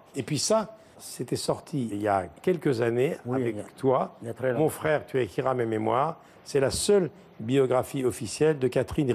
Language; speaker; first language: French; native; French